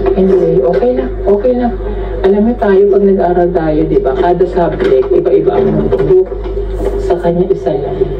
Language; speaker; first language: Filipino; non-native, local second language; Cebuano